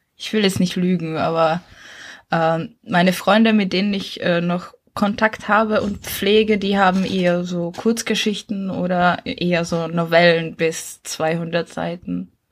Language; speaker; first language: German; non-native, fluent; Czech